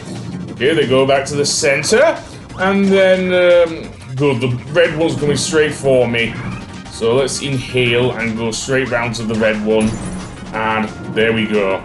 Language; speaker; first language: English; native; English